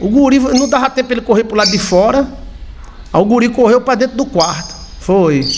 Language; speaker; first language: Portuguese; native; Portuguese